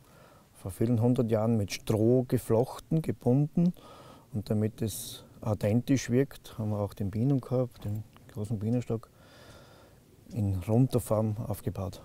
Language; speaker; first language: German; native; German